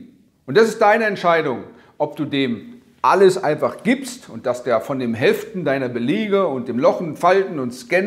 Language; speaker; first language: German; native; German